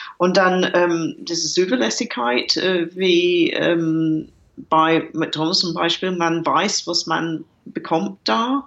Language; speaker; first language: German; non-native, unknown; English